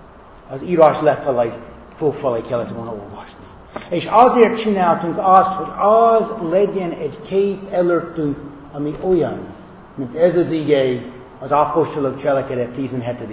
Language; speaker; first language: Hungarian; non-native, fluent; English